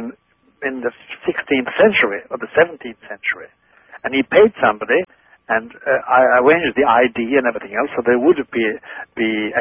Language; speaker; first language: English; non-native, local second language; Irish